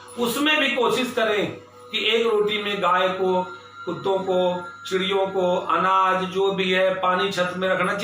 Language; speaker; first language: Hindi; native; Hindi